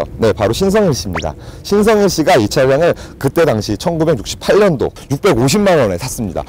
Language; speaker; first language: Korean; native; Korean